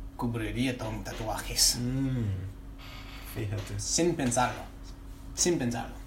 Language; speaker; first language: Spanish; non-native, fluent; English